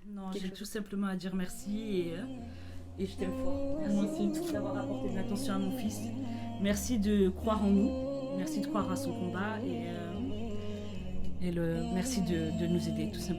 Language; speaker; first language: French; native; French